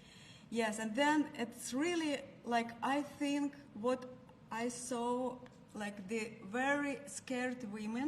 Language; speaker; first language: English; non-native, learner; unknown